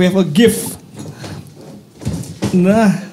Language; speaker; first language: English; non-native, learner; Indonesian